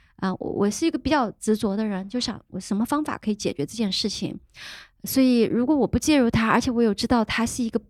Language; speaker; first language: Chinese; native; Chinese